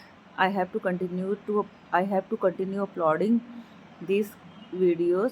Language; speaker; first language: English; non-native, learner; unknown